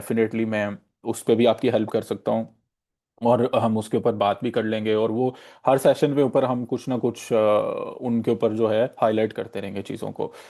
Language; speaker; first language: Urdu; native; Urdu